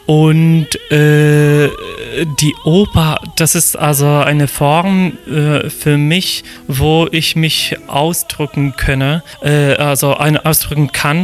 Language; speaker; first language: German; non-native, fluent; Polish